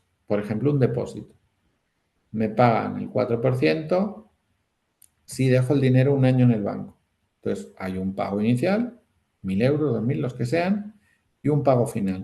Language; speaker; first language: Spanish; native; Spanish